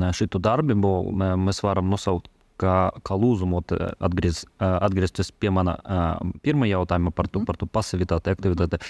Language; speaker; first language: Latvian; non-native, local second language; Russian